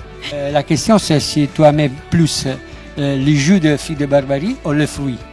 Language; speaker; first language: French; non-native, fluent; Italian